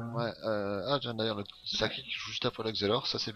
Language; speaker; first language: French; native; French